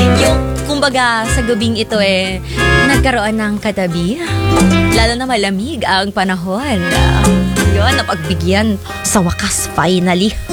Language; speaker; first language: Filipino; native; Filipino